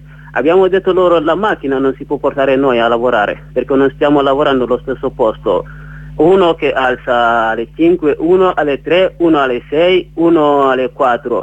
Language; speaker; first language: Italian; non-native, learner; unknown